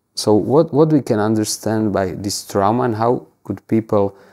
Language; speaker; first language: English; non-native, fluent; Slovak